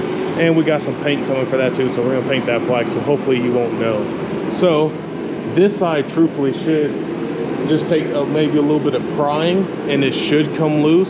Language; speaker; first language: English; native; English